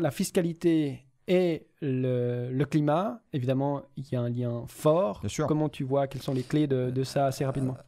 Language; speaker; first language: French; native; French